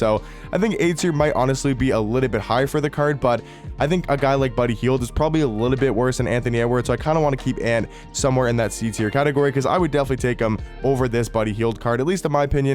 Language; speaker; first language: English; native; English